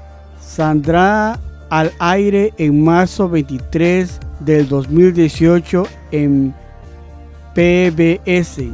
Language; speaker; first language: Spanish; early bilingual, heritage; Spanish